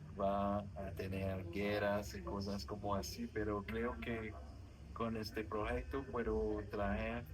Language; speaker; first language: Spanish; non-native, learner; French